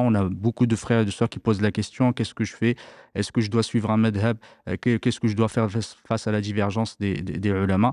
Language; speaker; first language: French; native; French